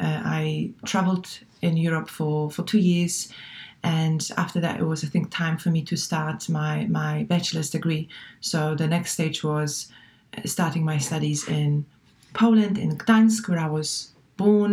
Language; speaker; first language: English; non-native, fluent; Polish